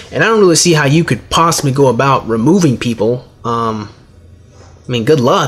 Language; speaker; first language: English; native; English